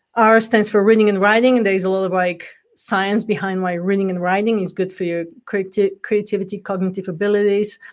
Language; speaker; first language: English; non-native, fluent; Bulgarian